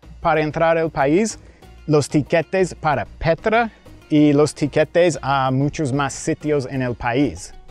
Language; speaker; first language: Spanish; non-native, fluent; English